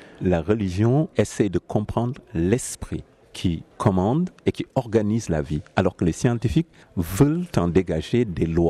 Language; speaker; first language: French; non-native, local second language; Wolof